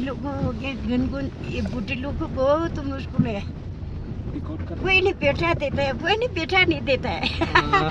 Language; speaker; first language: Hindi; non-native, local second language; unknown